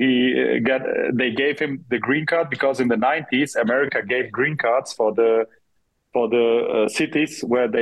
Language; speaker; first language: English; non-native, fluent; German